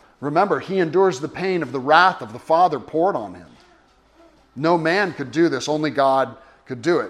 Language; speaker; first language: English; native; English